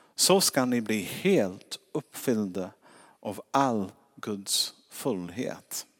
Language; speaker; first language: Swedish; non-native, fluent; English